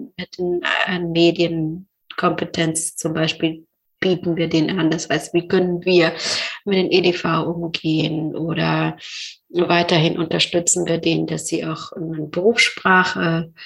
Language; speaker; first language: German; non-native, fluent; Persian